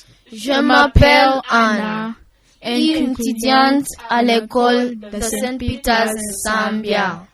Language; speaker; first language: French; non-native, learner; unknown